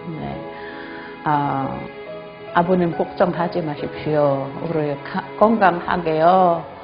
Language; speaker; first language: Korean; non-native, learner; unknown